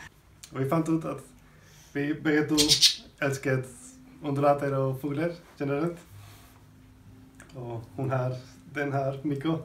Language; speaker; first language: Norwegian; non-native, fluent; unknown